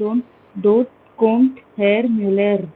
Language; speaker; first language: German; non-native, learner; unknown